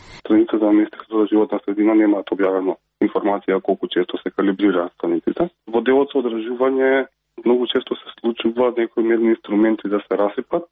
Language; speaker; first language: Macedonian; native; Macedonian